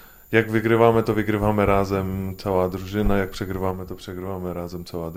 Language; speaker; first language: Polish; non-native, fluent; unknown